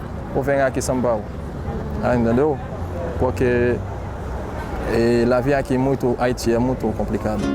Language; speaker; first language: Portuguese; non-native, learner; Haitian Creole